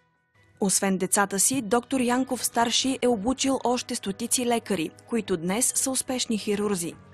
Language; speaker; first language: Bulgarian; native; Bulgarian